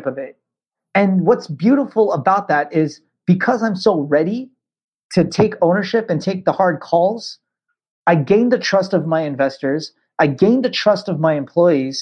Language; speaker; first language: English; native; English